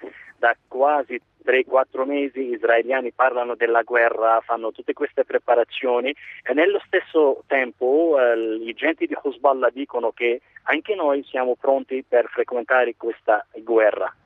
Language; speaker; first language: Italian; non-native, fluent; Arabic